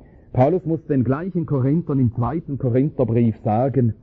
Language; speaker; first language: German; native; German